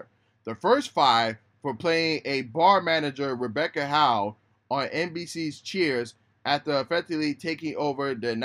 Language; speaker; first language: English; native; English